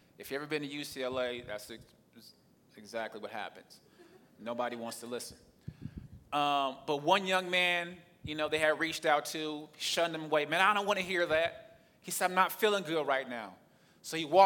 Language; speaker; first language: English; native; English